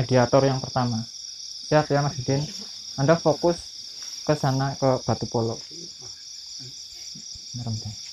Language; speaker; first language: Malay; non-native, local second language; Javanese